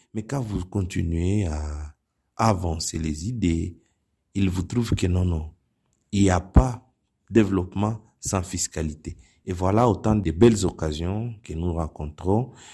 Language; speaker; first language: French; non-native, local second language; Nande